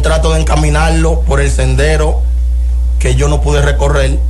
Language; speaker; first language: Spanish; native; Spanish